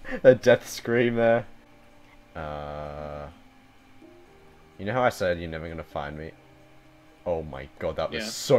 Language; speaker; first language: English; native; English